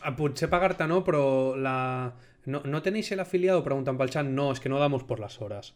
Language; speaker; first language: Spanish; non-native, local second language; Catalan